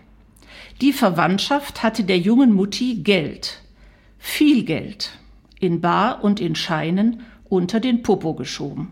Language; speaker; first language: German; native; German